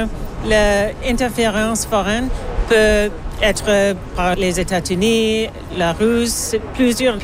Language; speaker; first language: French; non-native, learner; English